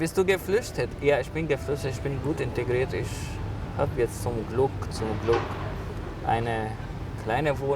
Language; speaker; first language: German; non-native, fluent; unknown